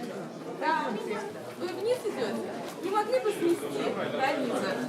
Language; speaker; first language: Russian; non-native, fluent; Estonian